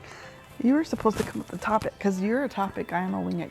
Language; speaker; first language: English; native; English